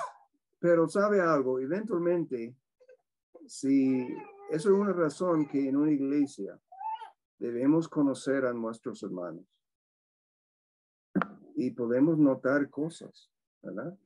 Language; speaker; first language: Spanish; non-native, fluent; English